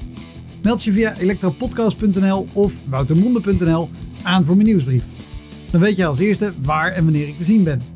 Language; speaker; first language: Dutch; native; Dutch